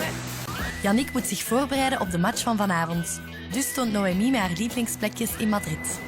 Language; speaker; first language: Dutch; native; Dutch